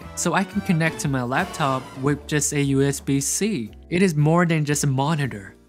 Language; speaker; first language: English; non-native, fluent; Chinese